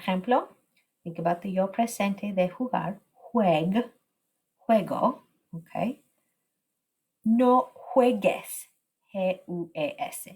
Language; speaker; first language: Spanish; non-native, fluent; English